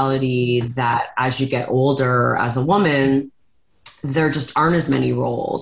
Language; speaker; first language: English; native; English